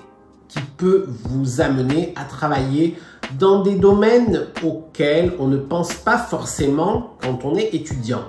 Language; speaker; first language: French; non-native, fluent; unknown